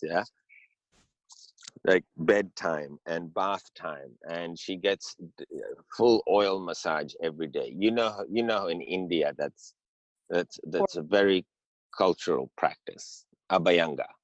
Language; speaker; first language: English; early bilingual, heritage; English